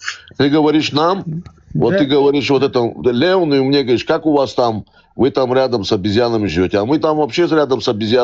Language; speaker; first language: Russian; native; Russian